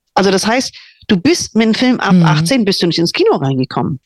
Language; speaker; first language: German; non-native, fluent; English